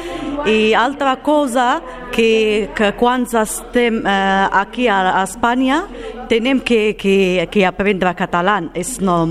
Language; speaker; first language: Catalan; non-native, learner; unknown